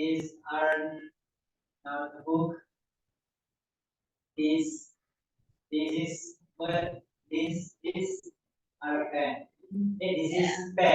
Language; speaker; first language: English; non-native, learner; Indonesian